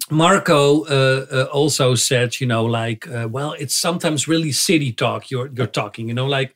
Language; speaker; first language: English; non-native, fluent; Dutch